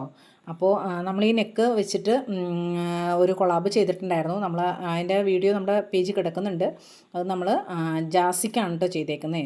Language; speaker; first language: Malayalam; native; Malayalam